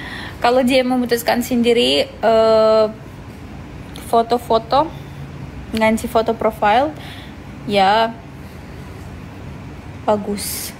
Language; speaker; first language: Indonesian; non-native, fluent; Russian